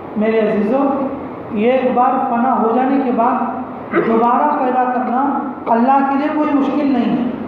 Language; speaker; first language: Urdu; native; Urdu